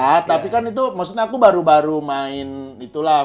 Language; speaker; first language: Indonesian; native; Indonesian